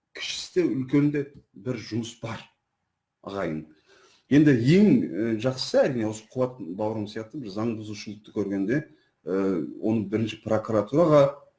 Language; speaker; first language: Kazakh; non-native, fluent; Turkish